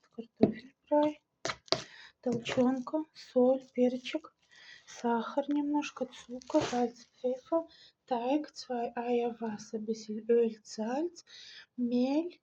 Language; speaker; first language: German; non-native, fluent; Russian